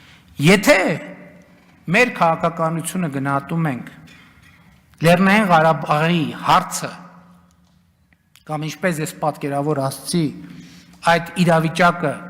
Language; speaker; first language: Armenian; native; Armenian